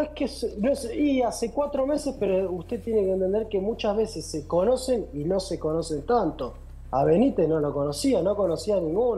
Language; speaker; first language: Spanish; native; Spanish